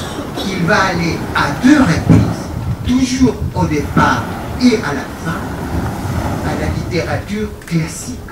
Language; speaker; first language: French; non-native, fluent; Spanish